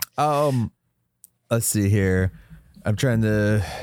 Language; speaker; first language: English; native; English